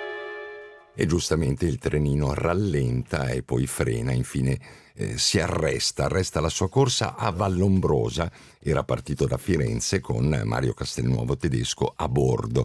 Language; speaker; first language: Italian; native; Italian